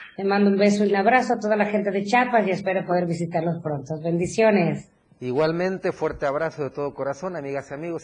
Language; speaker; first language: Spanish; native; Spanish